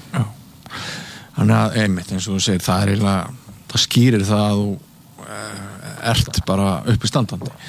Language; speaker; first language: Icelandic; native; Icelandic